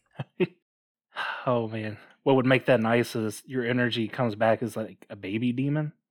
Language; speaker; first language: English; native; English